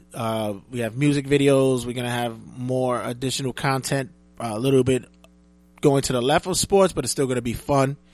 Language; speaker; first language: English; native; English